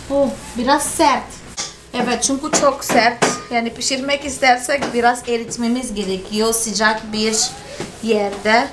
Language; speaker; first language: Turkish; non-native, fluent; Portuguese